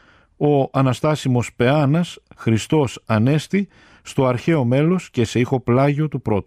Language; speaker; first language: Greek; native; Greek